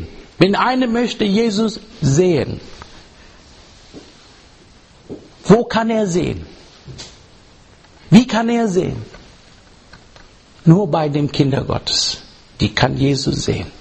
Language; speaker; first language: German; non-native, fluent; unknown